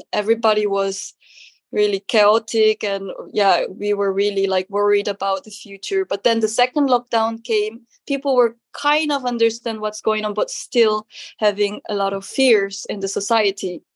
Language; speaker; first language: English; non-native, fluent; Korean